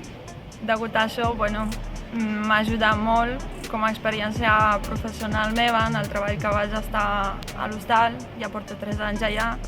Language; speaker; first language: Catalan; non-native, local second language; Spanish